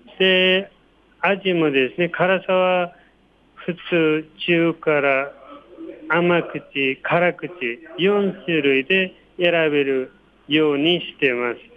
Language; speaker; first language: Japanese; non-native, fluent; Nepali